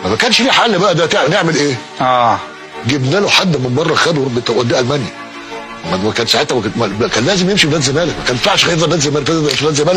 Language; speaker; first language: Arabic; native; Arabic